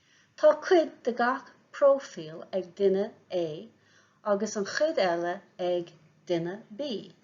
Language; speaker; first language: Irish; non-native, local second language; English